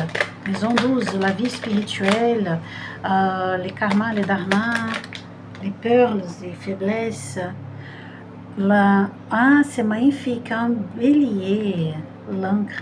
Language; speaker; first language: French; non-native, fluent; Portuguese